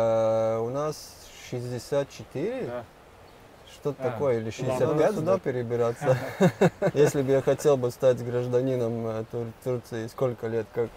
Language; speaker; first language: Russian; non-native, local second language; Latvian